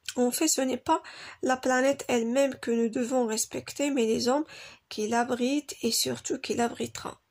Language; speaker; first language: French; non-native, local second language; Arabic